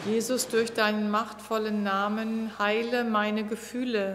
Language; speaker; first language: German; native; German